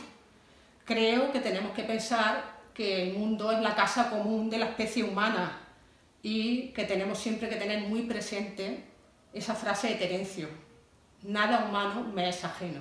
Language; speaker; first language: Spanish; native; Spanish